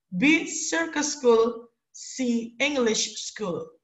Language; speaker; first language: English; non-native, fluent; Indonesian